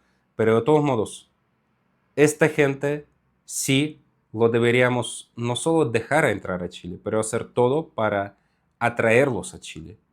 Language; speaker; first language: Spanish; non-native, fluent; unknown